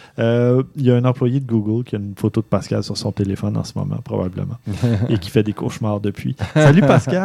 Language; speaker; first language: French; native; French